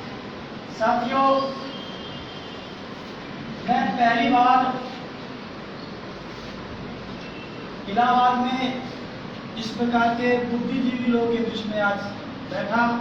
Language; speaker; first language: Hindi; native; Hindi